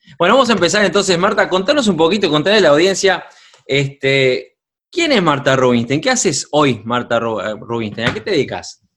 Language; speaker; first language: Spanish; native; Spanish